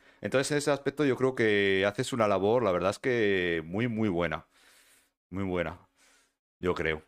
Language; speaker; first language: Spanish; native; Spanish